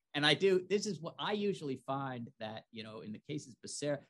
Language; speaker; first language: English; native; English